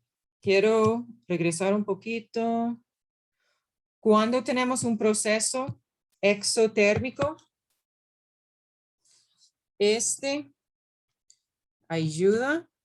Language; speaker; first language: Spanish; non-native, fluent; English